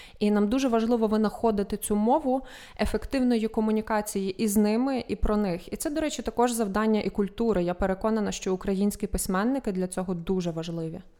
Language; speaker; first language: Ukrainian; native; Ukrainian